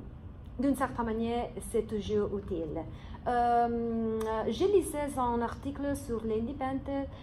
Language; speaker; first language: French; non-native, fluent; English